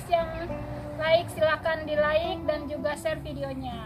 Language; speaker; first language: Indonesian; native; Indonesian